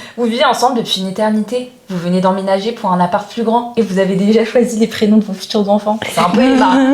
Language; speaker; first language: French; native; French